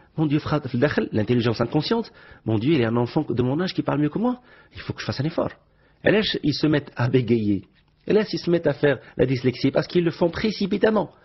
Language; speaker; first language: French; non-native, local second language; Arabic